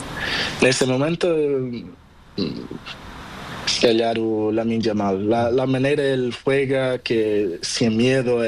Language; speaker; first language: Spanish; non-native, learner; Portuguese